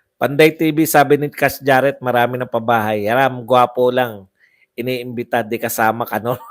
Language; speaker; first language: Filipino; non-native, local second language; Waray